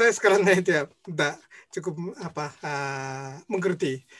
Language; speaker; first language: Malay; non-native, fluent; Japanese